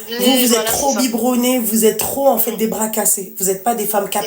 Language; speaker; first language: French; native; French